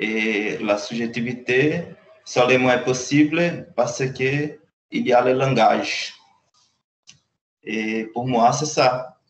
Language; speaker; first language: French; non-native, learner; Portuguese